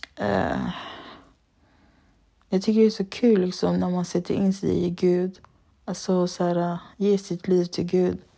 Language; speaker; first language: Swedish; early bilingual, other home language; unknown